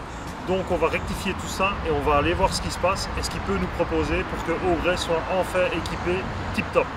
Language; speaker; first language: French; native; French